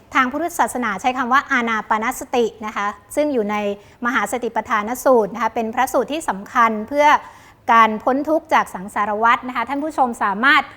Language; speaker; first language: Thai; native; Thai